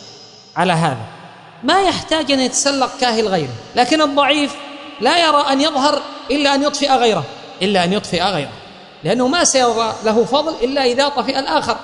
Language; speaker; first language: Arabic; native; Arabic